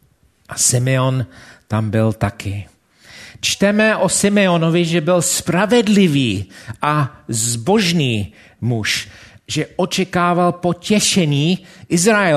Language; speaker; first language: Czech; non-native, fluent; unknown